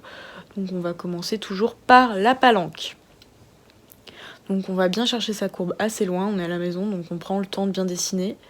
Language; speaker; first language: French; native; French